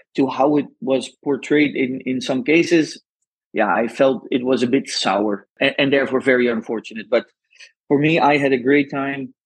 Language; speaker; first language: English; non-native, fluent; Dutch